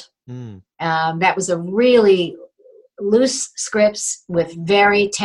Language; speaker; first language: English; native; English